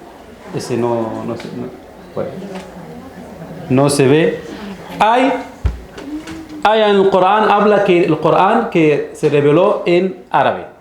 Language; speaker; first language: Spanish; non-native, fluent; Arabic